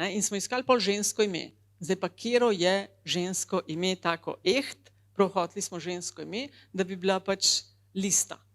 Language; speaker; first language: Slovenian; native; Slovenian